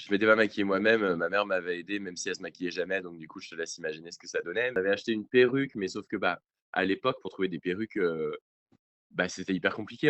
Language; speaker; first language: French; native; French